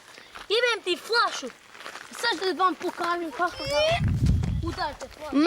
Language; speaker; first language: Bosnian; early bilingual, heritage; English